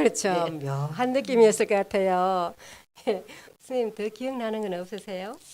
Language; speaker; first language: Korean; native; Korean